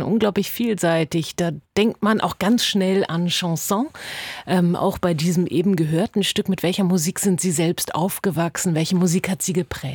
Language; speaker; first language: German; native; German